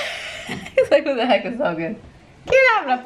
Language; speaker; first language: English; native; English